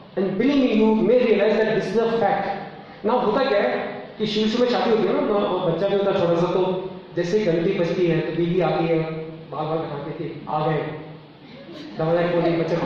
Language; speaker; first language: Hindi; native; Hindi